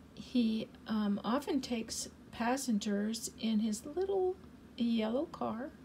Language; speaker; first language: English; native; English